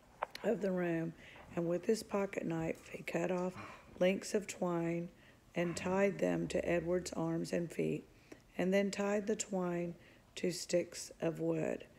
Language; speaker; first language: English; native; English